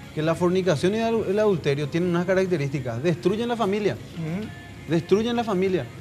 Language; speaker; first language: Spanish; native; Spanish